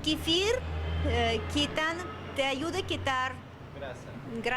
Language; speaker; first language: Spanish; non-native, learner; Russian